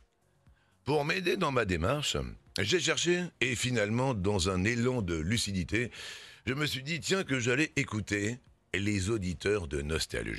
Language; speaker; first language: French; native; French